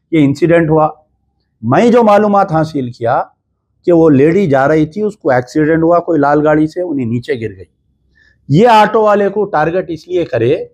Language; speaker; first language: Urdu; native; Urdu